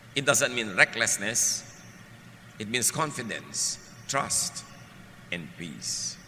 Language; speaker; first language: English; non-native, local second language; Filipino